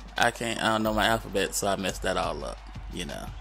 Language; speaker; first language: English; native; English